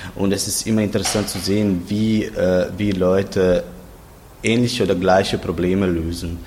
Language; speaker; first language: German; non-native, fluent; Croatian